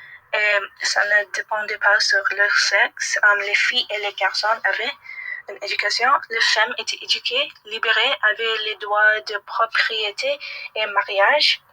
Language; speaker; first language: French; non-native, learner; English